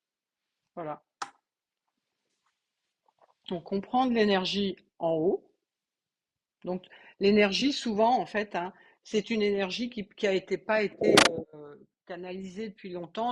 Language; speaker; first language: French; native; French